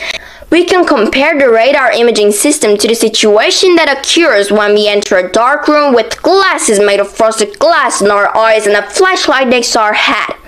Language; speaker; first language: English; non-native, fluent; Turkish